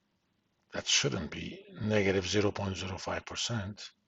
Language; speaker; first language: English; native; English